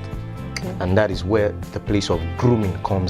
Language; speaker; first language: English; non-native, local second language; Yoruba